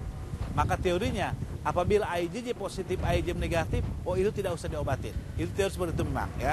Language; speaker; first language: Indonesian; native; Indonesian